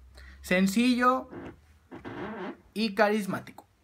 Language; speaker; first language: Spanish; native; Spanish